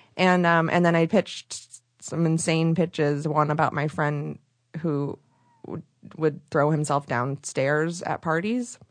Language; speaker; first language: English; native; English